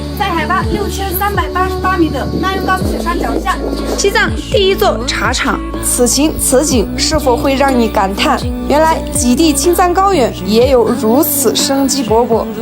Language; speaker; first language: Chinese; non-native, local second language; Tibetan